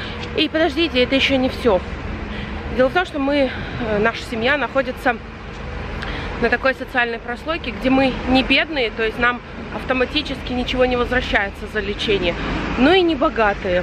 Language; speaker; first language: Russian; native; Russian